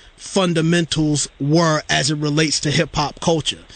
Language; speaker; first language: English; native; English